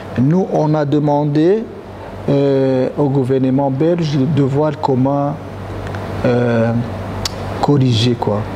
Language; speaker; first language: French; non-native, local second language; Rundi